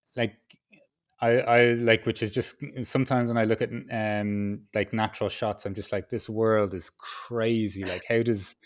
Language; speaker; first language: English; native; English